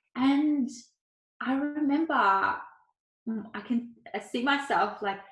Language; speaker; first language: English; early bilingual, other home language; Ukrainian